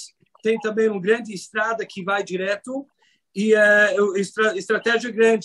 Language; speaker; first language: Portuguese; non-native, fluent; Hebrew